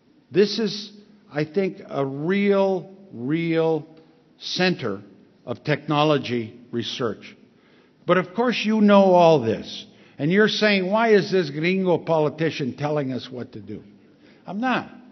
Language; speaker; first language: English; early bilingual, other home language; Spanish